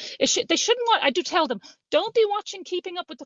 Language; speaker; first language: English; native; English